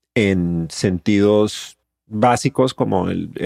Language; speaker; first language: Spanish; native; Spanish